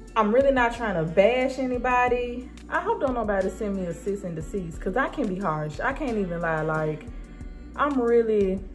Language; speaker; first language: English; native; English